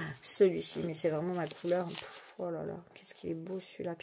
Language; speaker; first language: French; native; French